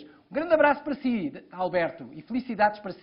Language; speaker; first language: Portuguese; native; Portuguese